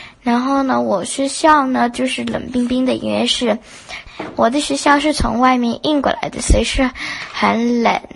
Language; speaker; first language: Chinese; early bilingual, heritage; Chinese